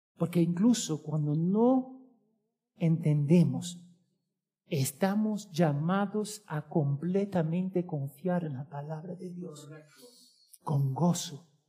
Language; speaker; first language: Spanish; early bilingual, heritage; Spanish